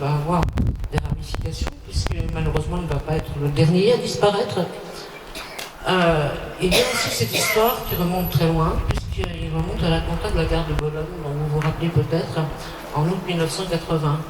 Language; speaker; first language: French; native; French